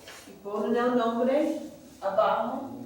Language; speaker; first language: Spanish; non-native, fluent; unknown